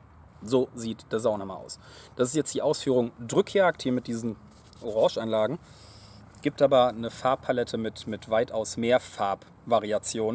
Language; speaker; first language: German; native; German